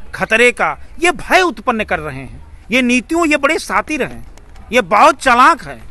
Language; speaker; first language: Hindi; native; Hindi